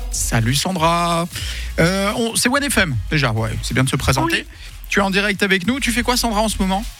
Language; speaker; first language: French; native; French